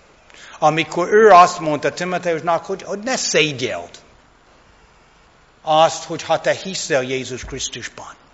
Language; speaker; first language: Hungarian; non-native, fluent; English